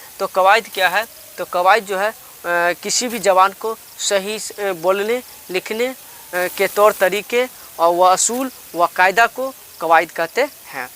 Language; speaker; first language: Hindi; native; Hindi